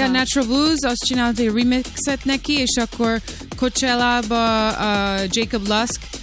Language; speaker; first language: Hungarian; early bilingual, heritage; Hungarian